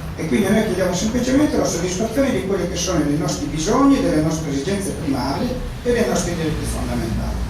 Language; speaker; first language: Italian; native; Italian